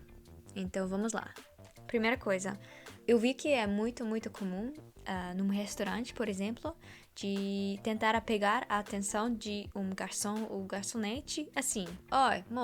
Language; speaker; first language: Portuguese; non-native, fluent; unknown